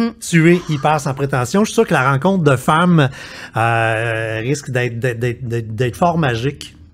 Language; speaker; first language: French; native; French